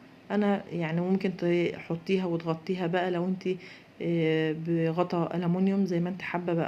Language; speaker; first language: Arabic; native; Arabic